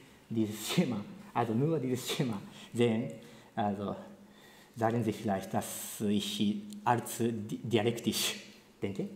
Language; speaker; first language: German; non-native, fluent; Japanese